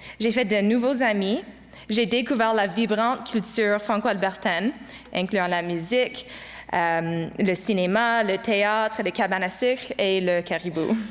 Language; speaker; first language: French; non-native, local second language; English